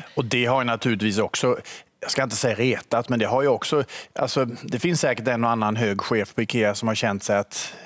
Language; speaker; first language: Swedish; native; Swedish